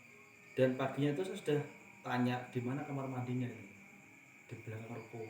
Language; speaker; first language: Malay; non-native, local second language; Javanese